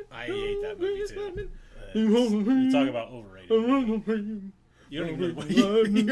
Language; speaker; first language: English; native; English